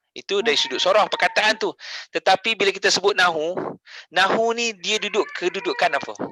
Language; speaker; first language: Malay; native; Malay